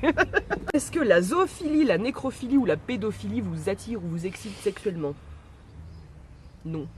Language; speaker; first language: French; native; French